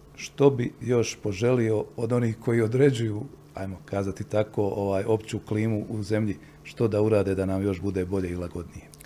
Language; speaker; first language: Croatian; native; Croatian